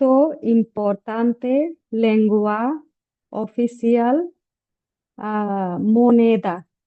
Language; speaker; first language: Spanish; non-native, learner; Bangla